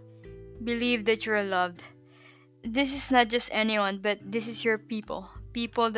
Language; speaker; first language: English; non-native, local second language; Filipino